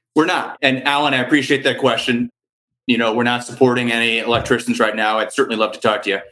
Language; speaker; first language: English; native; English